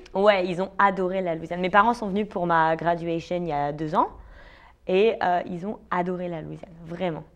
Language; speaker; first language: French; native; French